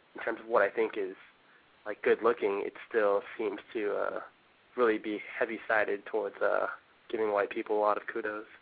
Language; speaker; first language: English; early bilingual, other home language; Korean